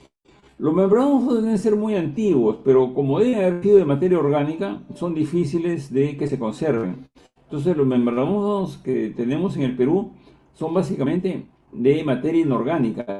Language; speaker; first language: Spanish; native; Spanish